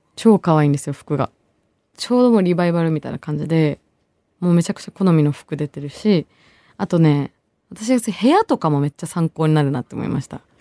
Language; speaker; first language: Japanese; early bilingual, other home language; Bangla